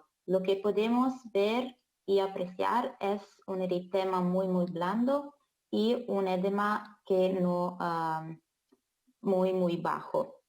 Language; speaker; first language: Spanish; non-native, fluent; Italian